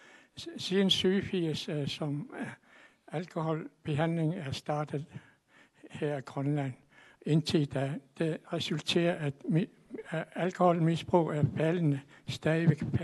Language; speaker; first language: Danish; non-native, local second language; Kalaallisut